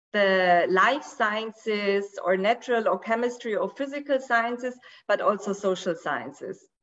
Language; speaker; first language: English; non-native, fluent; Portuguese